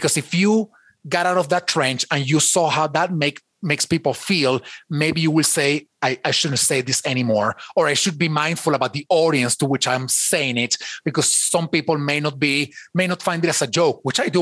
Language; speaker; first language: English; non-native, fluent; Spanish